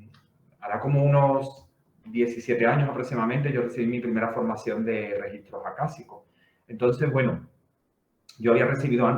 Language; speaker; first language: Spanish; native; Spanish